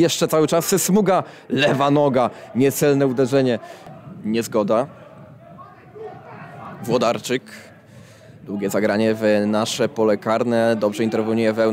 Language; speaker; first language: Polish; native; Polish